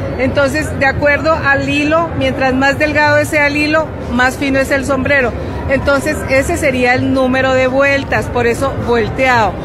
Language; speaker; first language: Spanish; native; Spanish